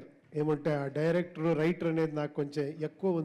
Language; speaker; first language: Telugu; non-native, local second language; Kannada